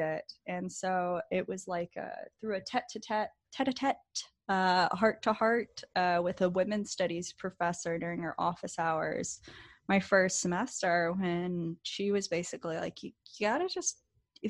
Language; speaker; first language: English; native; English